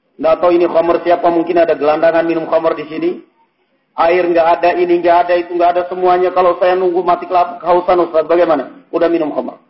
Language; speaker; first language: Indonesian; native; Indonesian